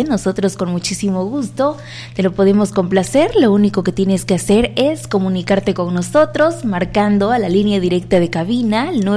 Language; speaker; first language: Spanish; native; Spanish